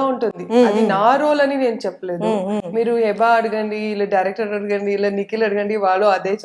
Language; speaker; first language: Telugu; non-native, learner; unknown